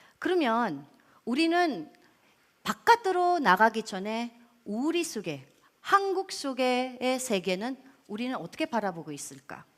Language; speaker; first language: Korean; non-native, fluent; Filipino